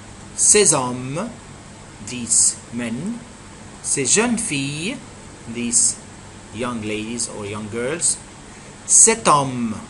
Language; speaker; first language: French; non-native, fluent; Arabic